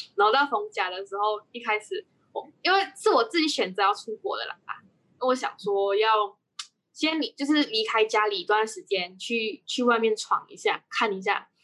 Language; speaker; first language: Chinese; native; Chinese